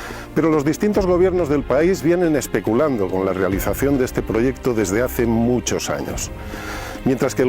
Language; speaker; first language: Spanish; native; Spanish